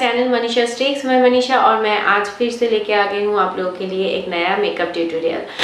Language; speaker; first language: Hindi; non-native, local second language; Bangla